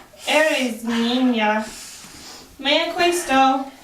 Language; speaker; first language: Spanish; non-native, learner; English